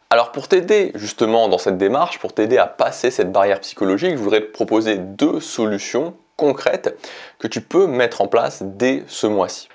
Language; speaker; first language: French; native; French